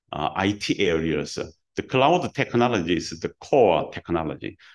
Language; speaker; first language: English; non-native, learner; Korean